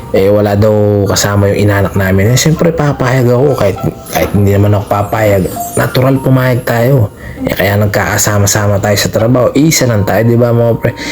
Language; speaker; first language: Filipino; non-native, local second language; Pampanga